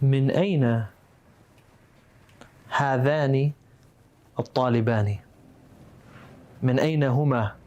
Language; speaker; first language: Arabic; non-native, fluent; English